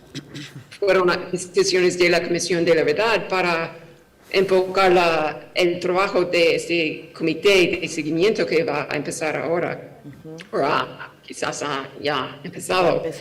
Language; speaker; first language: Spanish; non-native, fluent; English